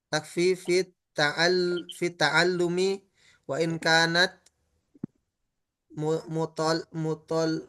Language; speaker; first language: Arabic; non-native, learner; Indonesian